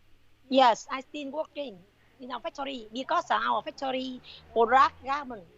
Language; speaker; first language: English; non-native, learner; Vietnamese